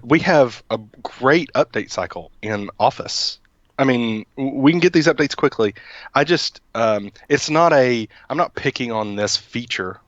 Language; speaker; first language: English; native; English